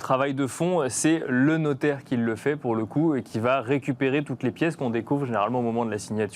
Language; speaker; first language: French; native; French